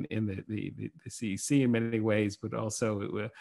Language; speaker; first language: English; native; English